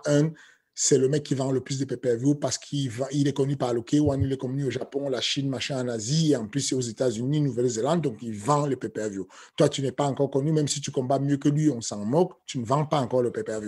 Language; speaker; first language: French; native; French